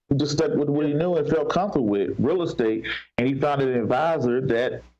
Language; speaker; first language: English; native; English